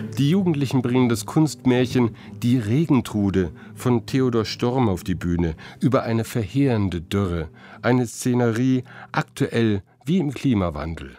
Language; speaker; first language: German; native; German